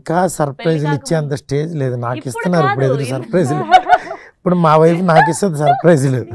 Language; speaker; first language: Telugu; native; Telugu